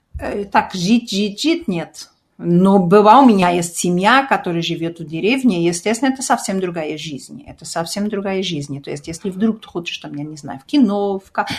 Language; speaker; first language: Russian; early bilingual, heritage; Russian